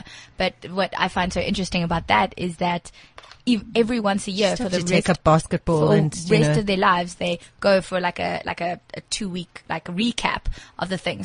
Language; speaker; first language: English; native; English